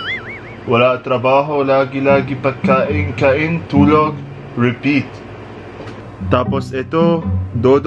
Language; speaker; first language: Filipino; non-native, learner; Arabic